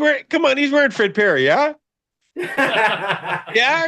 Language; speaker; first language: English; native; English